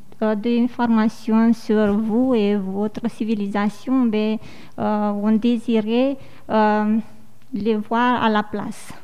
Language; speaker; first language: French; non-native, fluent; Romanian